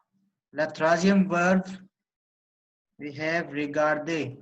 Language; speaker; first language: French; non-native, learner; Hindi